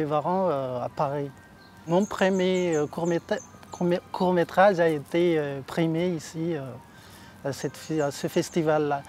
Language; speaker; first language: French; non-native, local second language; Malagasy